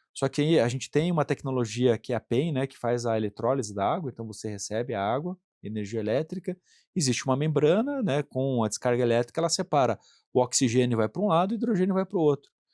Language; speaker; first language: Portuguese; native; Portuguese